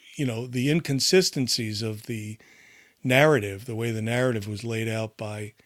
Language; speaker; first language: English; native; English